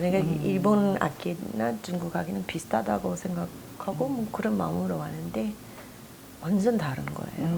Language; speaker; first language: Korean; non-native, fluent; English